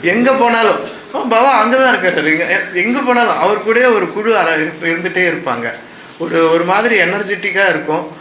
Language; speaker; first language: Tamil; native; Tamil